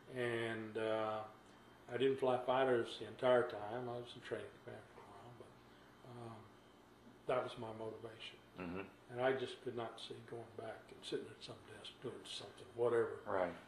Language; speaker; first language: English; native; English